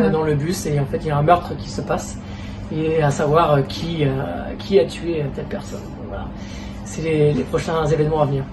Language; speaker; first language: French; native; French